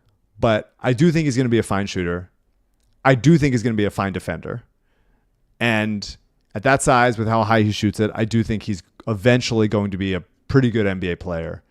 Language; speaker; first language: English; native; English